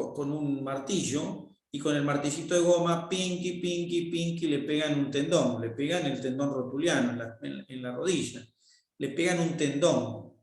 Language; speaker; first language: Spanish; native; Spanish